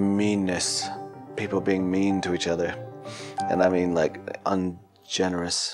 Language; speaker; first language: English; native; English